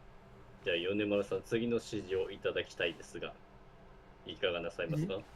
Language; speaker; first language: Japanese; native; Japanese